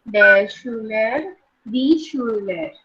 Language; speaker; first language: German; non-native, learner; Marathi